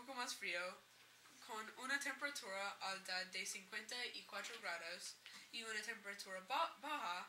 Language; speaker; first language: Spanish; non-native, learner; English